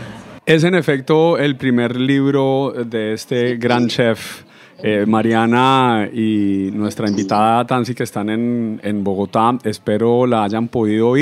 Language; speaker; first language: Spanish; native; Spanish